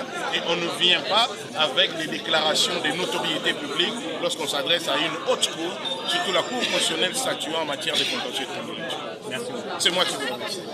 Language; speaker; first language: French; non-native, local second language; Lingala